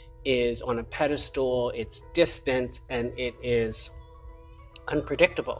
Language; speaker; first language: English; native; English